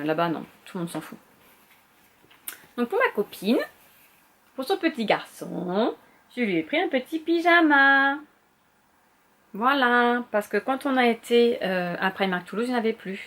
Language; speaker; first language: French; native; French